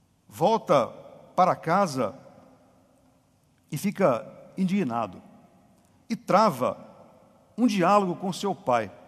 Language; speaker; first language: Portuguese; native; Portuguese